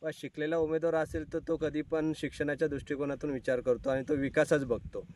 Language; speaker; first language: Marathi; native; Marathi